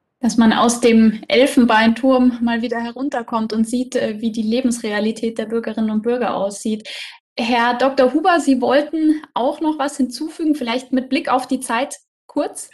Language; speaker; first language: German; native; German